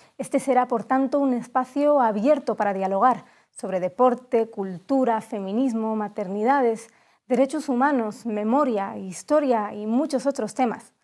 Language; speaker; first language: Spanish; native; Spanish